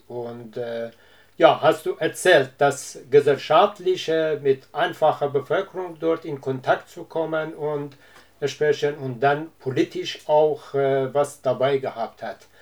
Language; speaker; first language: German; non-native, learner; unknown